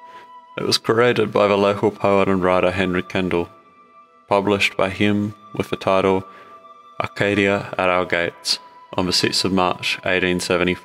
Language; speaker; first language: English; native; English